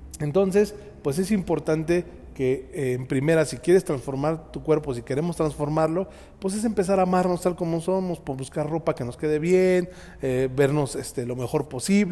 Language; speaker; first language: Spanish; native; Spanish